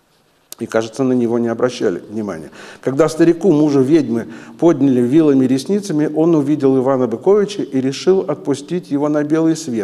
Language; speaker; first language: Russian; native; Russian